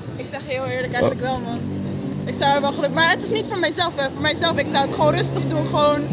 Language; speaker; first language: Dutch; early bilingual, other home language; Polish